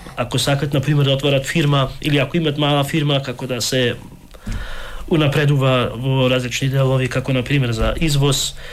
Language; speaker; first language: Macedonian; early bilingual, heritage; Macedonian